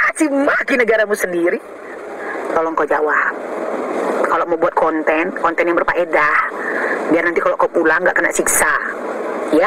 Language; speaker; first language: Indonesian; native; Indonesian